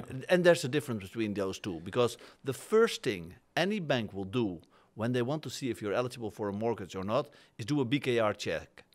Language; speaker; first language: English; non-native, fluent; Dutch